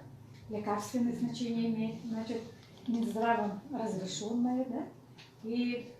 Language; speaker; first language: Russian; native; Russian